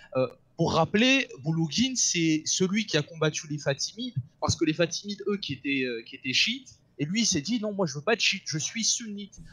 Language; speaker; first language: French; native; French